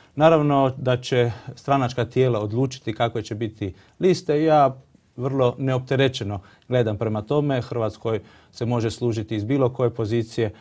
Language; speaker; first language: Croatian; early bilingual, heritage; Croatian